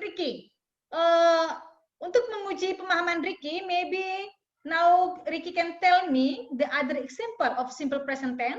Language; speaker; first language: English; non-native, fluent; Indonesian